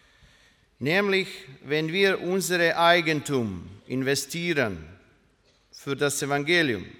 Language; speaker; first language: German; non-native, learner; Croatian